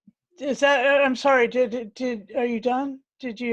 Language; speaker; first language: English; native; English